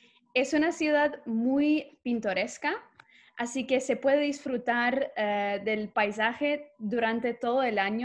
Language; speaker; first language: Spanish; non-native, fluent; English